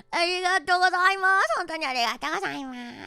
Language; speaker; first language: Japanese; non-native, learner; English